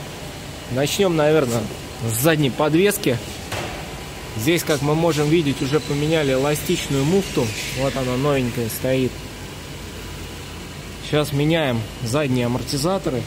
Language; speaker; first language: Russian; native; Russian